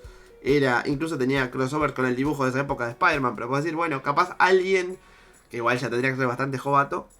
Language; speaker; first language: Spanish; native; Spanish